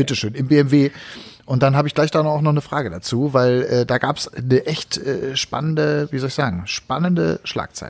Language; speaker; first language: German; native; German